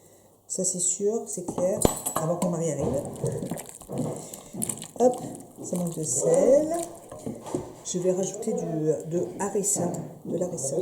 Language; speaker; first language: French; native; French